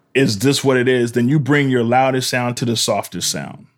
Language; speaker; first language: English; native; English